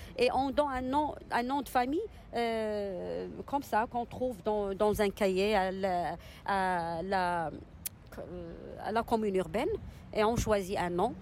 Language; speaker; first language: French; non-native, local second language; Arabic